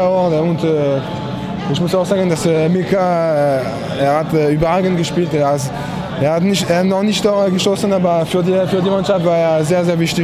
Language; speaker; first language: German; non-native, fluent; French